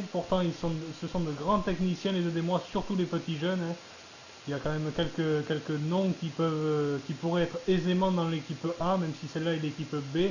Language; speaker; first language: French; native; French